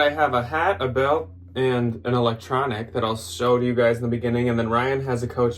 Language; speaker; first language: English; native; English